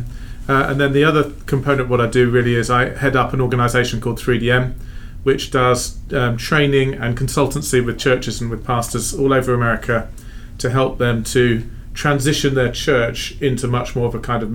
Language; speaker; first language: English; native; English